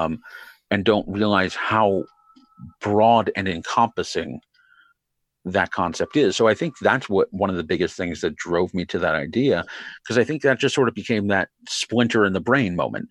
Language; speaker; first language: English; native; English